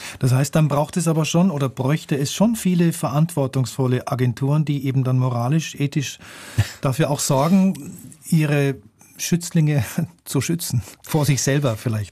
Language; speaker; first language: German; native; German